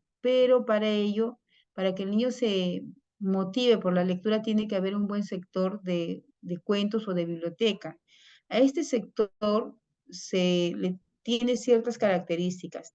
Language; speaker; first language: Spanish; native; Spanish